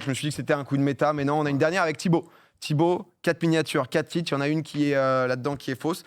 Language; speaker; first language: French; native; French